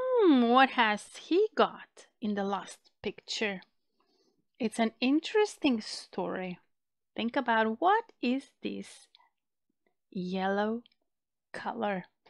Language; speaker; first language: English; non-native, fluent; Macedonian